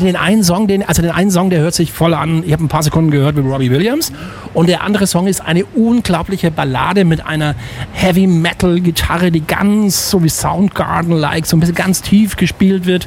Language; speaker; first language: German; native; German